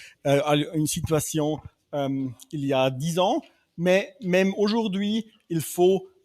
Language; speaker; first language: French; non-native, fluent; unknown